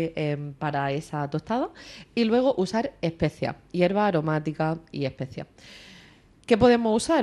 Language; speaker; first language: Spanish; native; Spanish